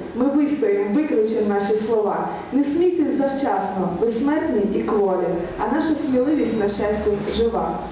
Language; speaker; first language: Ukrainian; native; Ukrainian